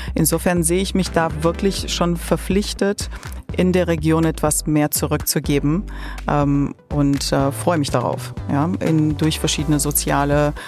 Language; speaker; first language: German; non-native, fluent; Romanian